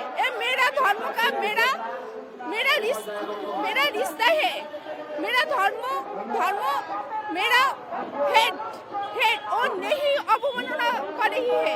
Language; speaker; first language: Hindi; non-native, local second language; Bangla